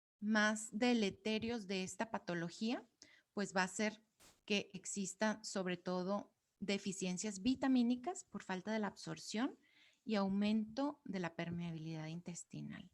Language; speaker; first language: Spanish; native; Spanish